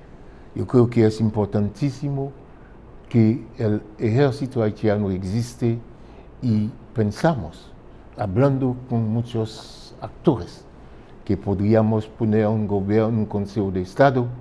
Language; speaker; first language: Spanish; non-native, fluent; French